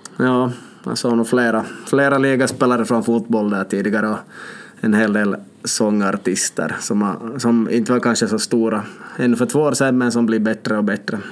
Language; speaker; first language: Swedish; native; Swedish